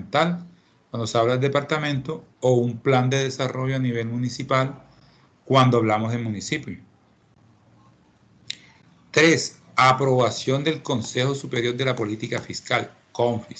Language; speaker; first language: Spanish; native; Spanish